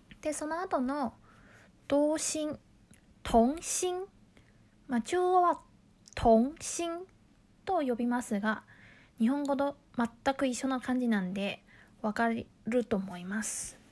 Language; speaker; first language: Japanese; non-native, fluent; Chinese